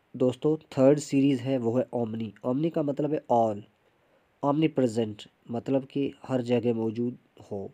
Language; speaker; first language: Urdu; non-native, local second language; Sindhi